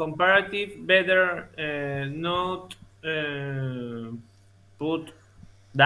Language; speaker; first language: English; non-native, learner; Spanish